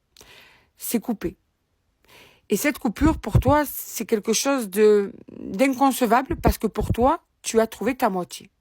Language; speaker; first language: French; native; French